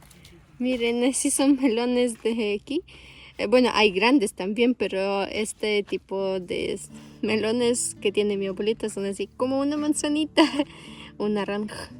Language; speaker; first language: Spanish; non-native, local second language; Russian